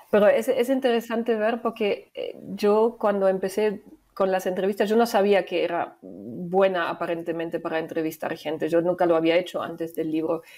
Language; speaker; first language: Spanish; non-native, fluent; German